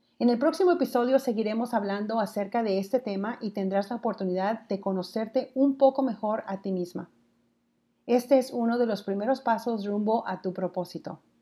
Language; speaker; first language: Spanish; early bilingual, heritage; Spanish